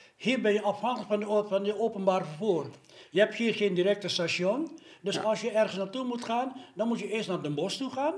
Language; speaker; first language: Dutch; early bilingual, other home language; Malay